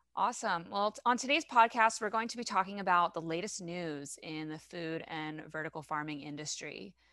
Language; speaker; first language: English; non-native, fluent; French